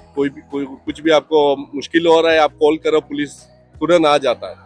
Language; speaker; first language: Hindi; non-native, local second language; Bangla